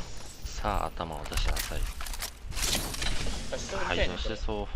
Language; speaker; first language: Japanese; native; Japanese